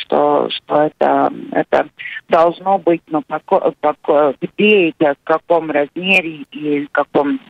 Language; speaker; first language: Russian; non-native, local second language; Latvian